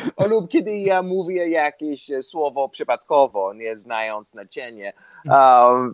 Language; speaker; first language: Polish; non-native, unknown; English